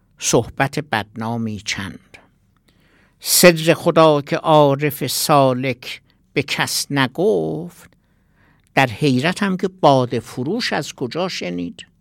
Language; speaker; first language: Persian; non-native, local second language; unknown